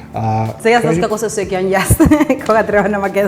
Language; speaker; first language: Macedonian; non-native, learner; Spanish